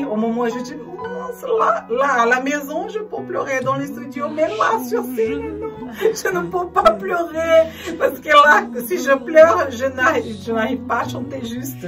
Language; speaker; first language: French; non-native, fluent; Portuguese